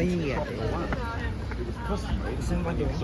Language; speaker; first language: Swedish; early bilingual, other home language; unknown